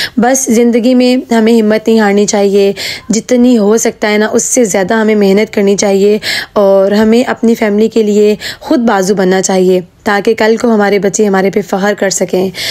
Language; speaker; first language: Urdu; native; Urdu